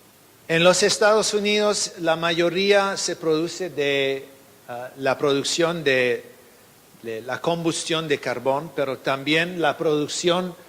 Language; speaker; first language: Spanish; non-native, fluent; English